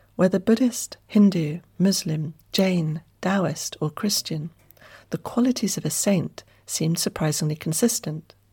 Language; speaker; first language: English; native; English